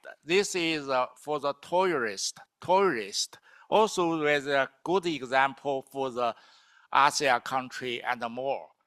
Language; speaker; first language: English; non-native, learner; Chinese